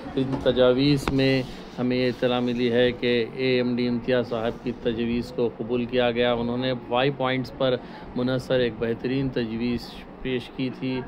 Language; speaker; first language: Urdu; native; Urdu